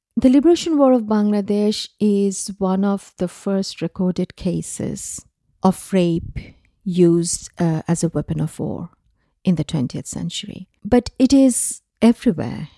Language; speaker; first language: English; non-native, local second language; Bangla